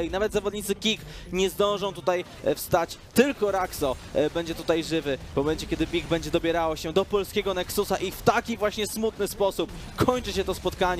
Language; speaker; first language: Polish; native; Polish